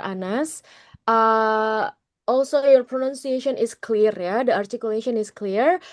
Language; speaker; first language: English; non-native, learner; Indonesian